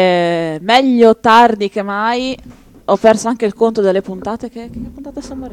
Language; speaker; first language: Italian; native; Italian